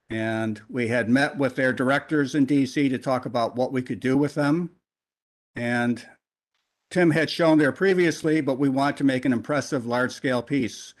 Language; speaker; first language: English; native; English